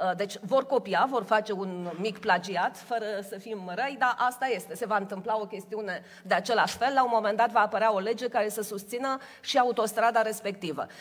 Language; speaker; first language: Romanian; native; Romanian